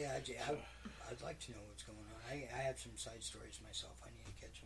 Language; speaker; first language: English; native; English